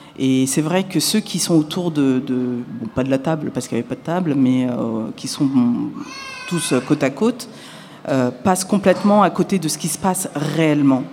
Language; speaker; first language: French; native; French